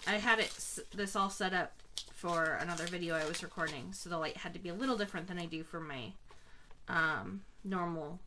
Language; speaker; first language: English; native; English